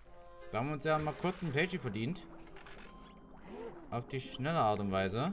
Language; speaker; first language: German; native; German